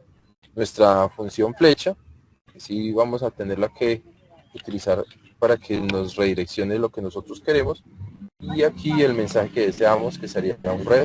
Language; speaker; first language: Spanish; native; Spanish